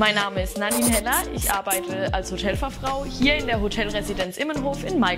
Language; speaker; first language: German; native; German